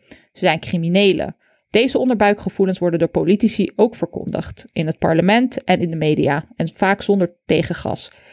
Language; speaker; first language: Dutch; early bilingual, other home language; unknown